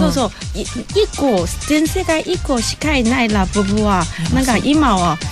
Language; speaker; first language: Japanese; non-native, fluent; Chinese